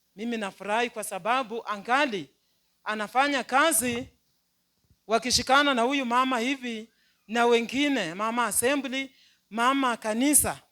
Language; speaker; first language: Swahili; non-native, local second language; Luyia